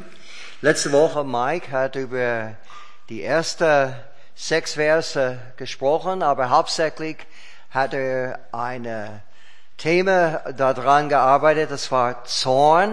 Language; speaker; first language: German; non-native, fluent; English